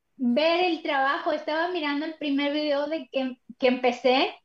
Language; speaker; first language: Spanish; native; Spanish